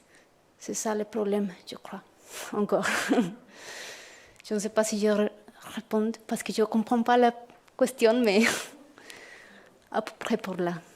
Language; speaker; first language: French; non-native, fluent; Spanish